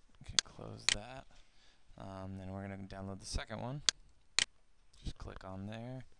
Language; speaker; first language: English; native; English